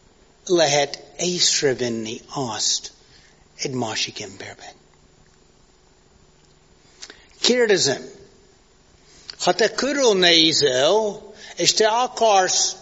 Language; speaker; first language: Hungarian; non-native, fluent; English